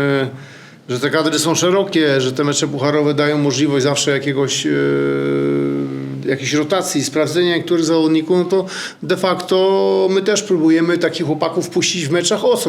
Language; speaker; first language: Polish; native; Polish